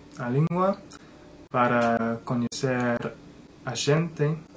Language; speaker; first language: Galician; non-native, learner; English